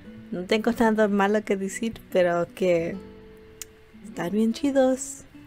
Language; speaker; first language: Spanish; early bilingual, heritage; Spanish